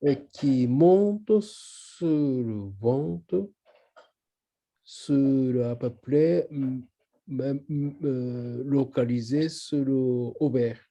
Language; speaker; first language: French; non-native, learner; Japanese